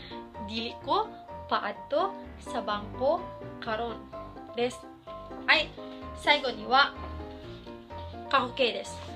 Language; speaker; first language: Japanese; non-native, fluent; Cebuano